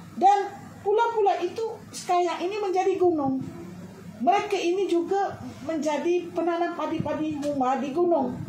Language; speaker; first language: Malay; native; Malay